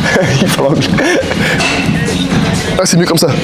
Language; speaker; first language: French; native; French